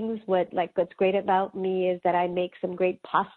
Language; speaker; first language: English; early bilingual, other home language; Spanish